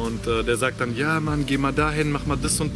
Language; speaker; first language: German; native; German